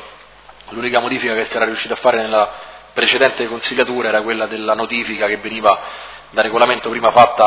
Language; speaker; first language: Italian; native; Italian